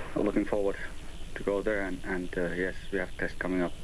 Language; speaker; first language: English; non-native, fluent; Finnish